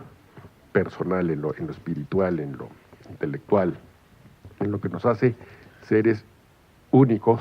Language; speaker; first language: Spanish; native; Spanish